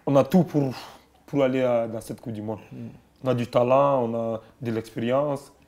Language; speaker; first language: French; non-native, local second language; Bambara